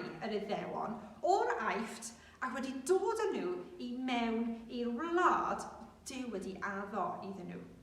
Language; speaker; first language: Welsh; non-native, local second language; English